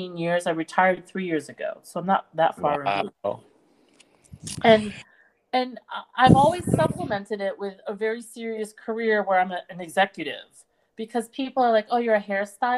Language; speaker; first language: English; native; English